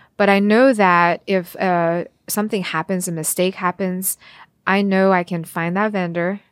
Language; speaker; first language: English; early bilingual, other home language; Chinese